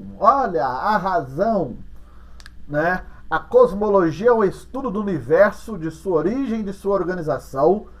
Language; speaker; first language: Portuguese; native; Portuguese